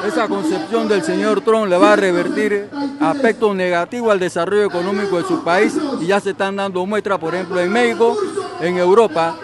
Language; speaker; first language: Spanish; native; Spanish